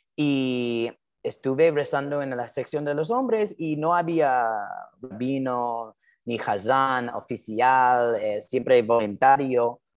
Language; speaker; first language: Spanish; non-native, fluent; English